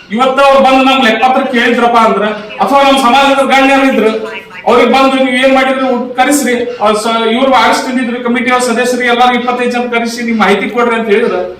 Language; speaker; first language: Kannada; non-native, local second language; Urdu